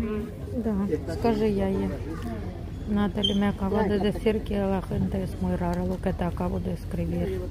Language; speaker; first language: Russian; native; Russian